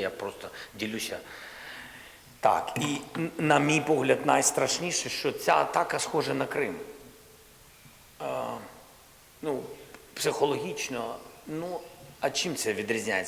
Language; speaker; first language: Ukrainian; non-native, local second language; Russian